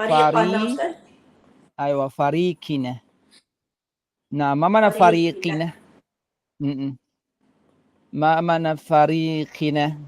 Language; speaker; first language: Arabic; non-native, fluent; Filipino